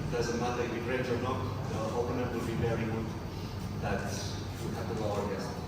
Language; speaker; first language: English; non-native, fluent; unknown